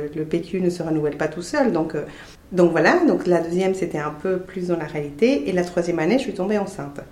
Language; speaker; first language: French; non-native, fluent; Spanish